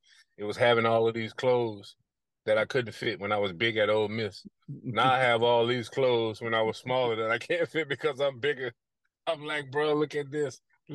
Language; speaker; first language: English; native; English